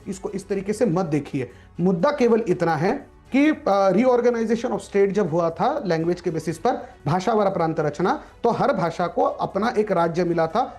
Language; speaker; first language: Hindi; non-native, local second language; Marathi